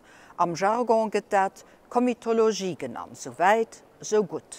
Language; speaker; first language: German; non-native, local second language; Luxembourgish